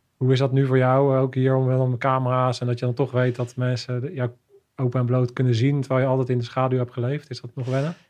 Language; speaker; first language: Dutch; native; Dutch